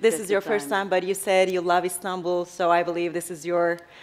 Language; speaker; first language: English; non-native, fluent; Turkish